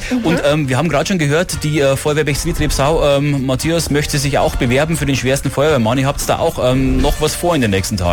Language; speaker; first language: German; native; German